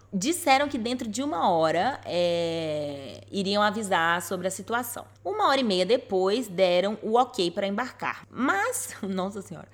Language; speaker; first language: Portuguese; native; Portuguese